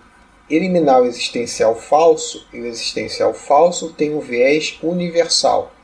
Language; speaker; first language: Portuguese; native; Portuguese